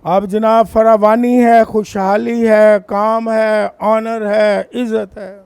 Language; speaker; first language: Urdu; non-native, local second language; Punjabi